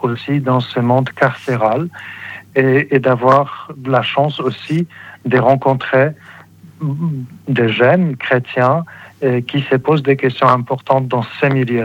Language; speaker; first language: French; non-native, fluent; Polish